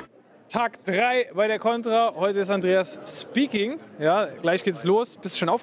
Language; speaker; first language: German; native; German